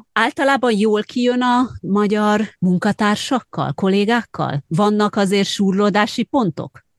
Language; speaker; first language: Hungarian; native; Hungarian